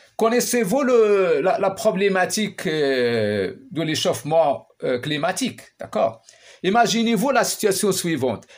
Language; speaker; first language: French; non-native, local second language; Arabic